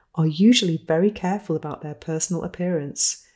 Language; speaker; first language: English; native; English